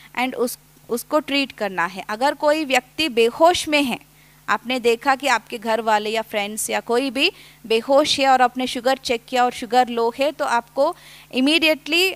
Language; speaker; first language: Hindi; non-native, local second language; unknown